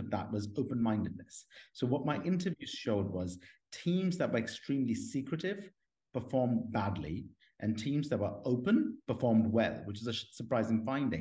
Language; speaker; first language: English; non-native, local second language; Urdu